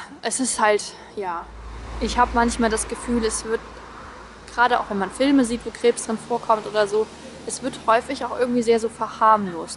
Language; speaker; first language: German; native; German